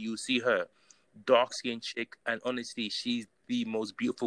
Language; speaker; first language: English; non-native, local second language; Yoruba